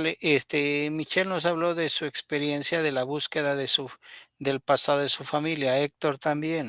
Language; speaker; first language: Spanish; native; Spanish